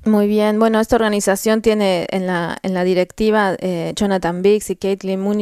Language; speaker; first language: Spanish; native; Spanish